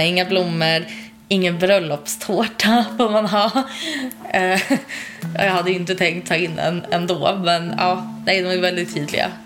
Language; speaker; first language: Swedish; native; Swedish